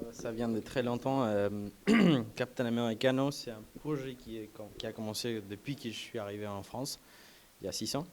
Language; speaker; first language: French; non-native, fluent; Spanish